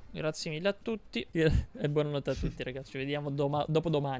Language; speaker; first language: Italian; native; Italian